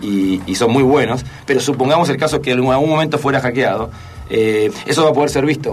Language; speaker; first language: Spanish; native; Spanish